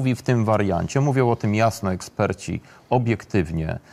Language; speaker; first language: Polish; native; Polish